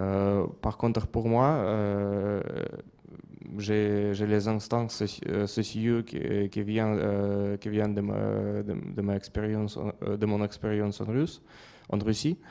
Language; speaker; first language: French; non-native, fluent; Russian